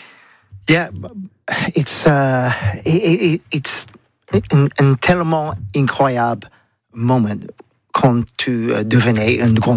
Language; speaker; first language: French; non-native, learner; English